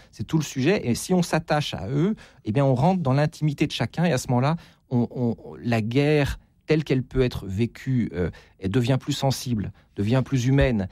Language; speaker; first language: French; native; French